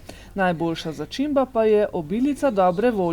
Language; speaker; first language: Slovenian; native; Slovenian